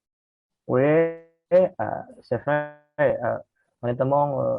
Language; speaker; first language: French; non-native, learner; Indonesian